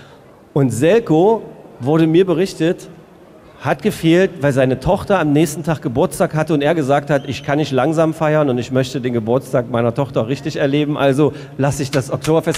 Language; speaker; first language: German; native; German